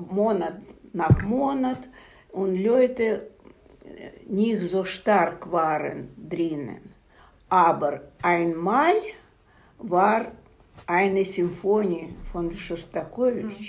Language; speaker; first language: German; non-native, learner; Russian